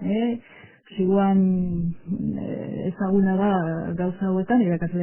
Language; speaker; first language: Basque; native; Basque